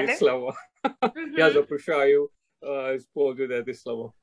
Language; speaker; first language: Russian; non-native, fluent; English